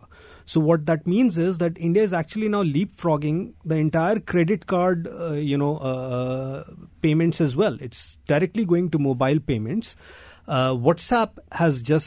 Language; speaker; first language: English; non-native, local second language; Hindi